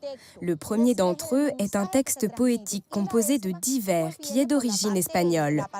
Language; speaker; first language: French; native; French